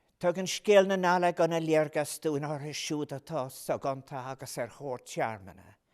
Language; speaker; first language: Irish; non-native, local second language; English